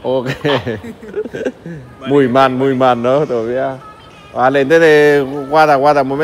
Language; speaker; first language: Spanish; non-native, learner; Vietnamese